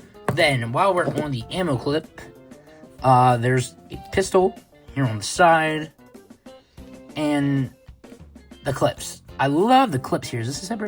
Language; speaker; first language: English; native; English